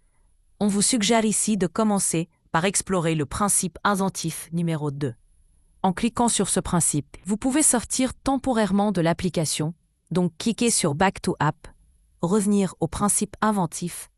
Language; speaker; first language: French; native; French